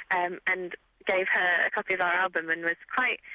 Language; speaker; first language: English; native; English